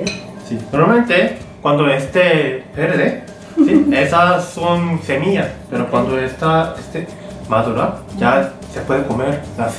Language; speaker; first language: Spanish; non-native, learner; Korean